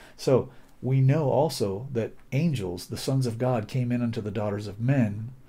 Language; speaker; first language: English; native; English